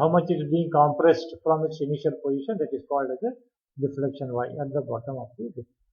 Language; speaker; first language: English; non-native, local second language; Kannada